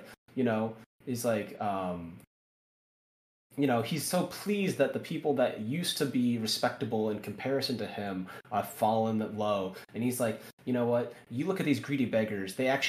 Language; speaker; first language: English; native; English